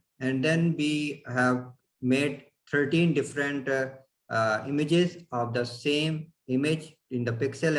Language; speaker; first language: English; non-native, fluent; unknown